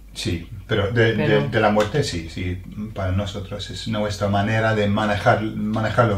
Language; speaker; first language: Spanish; non-native, fluent; English